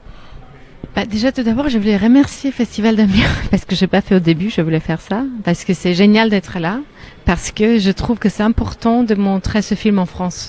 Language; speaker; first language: French; non-native, fluent; Armenian